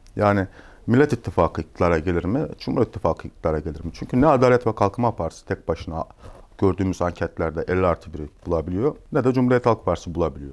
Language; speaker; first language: Turkish; native; Turkish